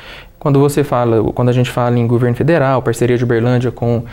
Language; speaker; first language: Portuguese; native; Portuguese